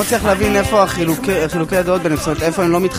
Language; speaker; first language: Hebrew; native; Hebrew